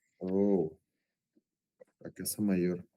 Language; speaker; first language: Spanish; non-native, learner; Portuguese